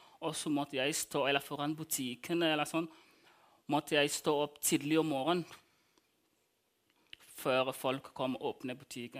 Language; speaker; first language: Norwegian; non-native, fluent; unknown